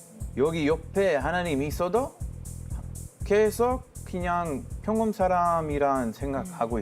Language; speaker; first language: Korean; non-native, fluent; Hebrew